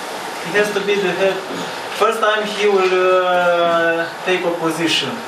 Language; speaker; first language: English; non-native, learner; Romanian